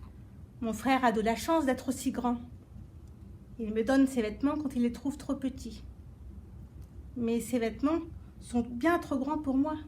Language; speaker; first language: French; native; French